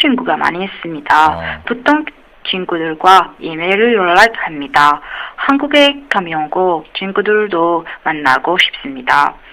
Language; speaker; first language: Korean; non-native, learner; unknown